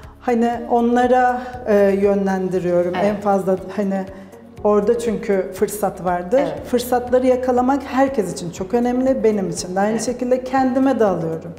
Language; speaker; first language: Turkish; native; Turkish